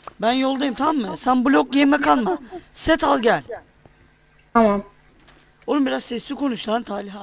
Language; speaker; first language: Turkish; native; Turkish